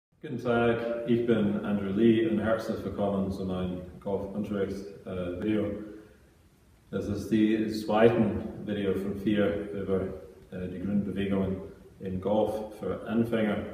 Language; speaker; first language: German; non-native, fluent; English